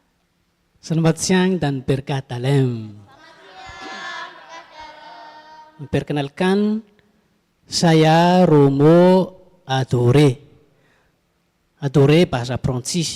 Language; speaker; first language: Indonesian; non-native, learner; Malagasy